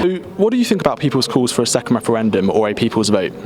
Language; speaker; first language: English; native; English